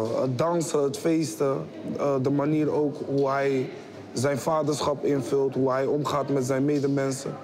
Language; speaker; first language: Dutch; early bilingual, other home language; Kabuverdianu